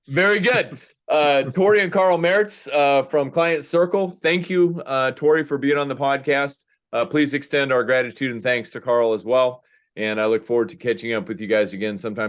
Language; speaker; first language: English; native; English